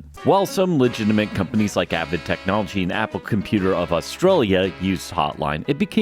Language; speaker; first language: English; native; English